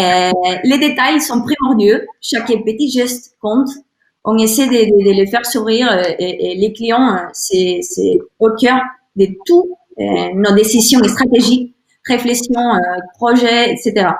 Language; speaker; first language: French; non-native, learner; Spanish